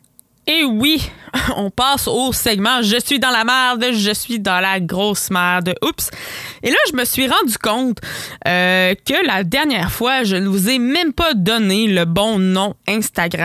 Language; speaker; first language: French; native; French